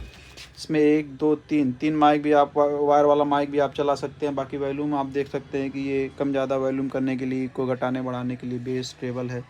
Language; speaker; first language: Hindi; native; Hindi